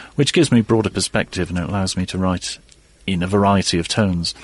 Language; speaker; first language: English; native; English